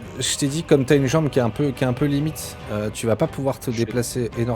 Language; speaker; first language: French; native; French